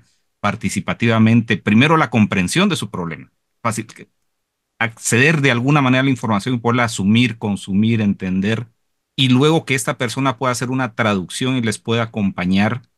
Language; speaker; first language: Spanish; native; Spanish